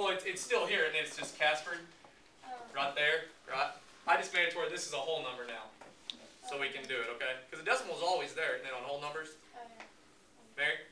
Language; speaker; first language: English; native; English